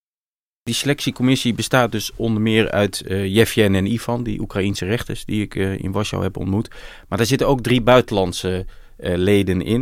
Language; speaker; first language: Dutch; native; Dutch